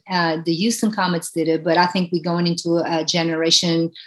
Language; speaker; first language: English; non-native, fluent; Portuguese